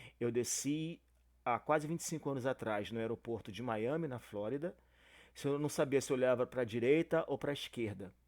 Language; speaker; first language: Portuguese; native; Portuguese